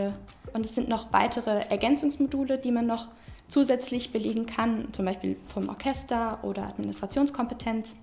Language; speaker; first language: German; native; German